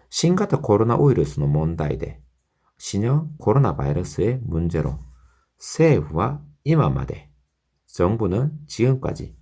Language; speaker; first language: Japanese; non-native, fluent; Korean